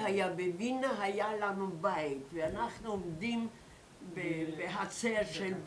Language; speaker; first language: Hebrew; non-native, learner; German